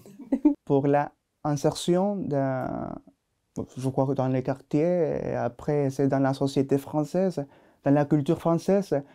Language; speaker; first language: French; non-native, learner; Spanish